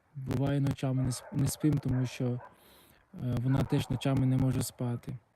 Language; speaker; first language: Ukrainian; non-native, local second language; Russian